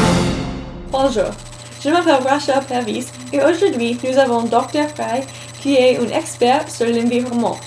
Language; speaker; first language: French; non-native, learner; English